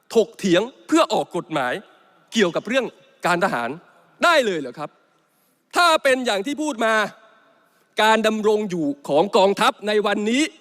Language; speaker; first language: Thai; native; Thai